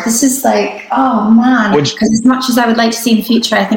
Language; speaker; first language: English; native; English